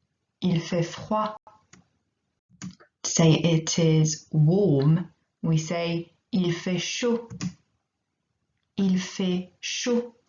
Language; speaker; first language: French; non-native, fluent; English